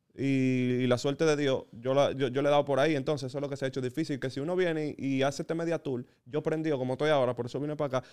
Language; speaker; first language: Spanish; native; Spanish